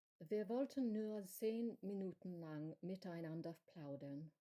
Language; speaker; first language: German; non-native, learner; English